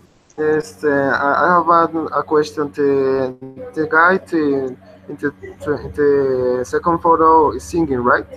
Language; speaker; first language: English; non-native, learner; Spanish